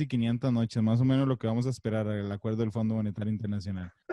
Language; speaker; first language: Spanish; native; Spanish